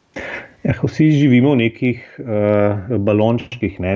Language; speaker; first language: Slovenian; native; Slovenian